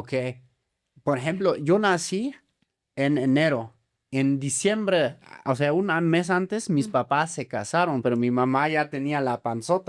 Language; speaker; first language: Spanish; native; Spanish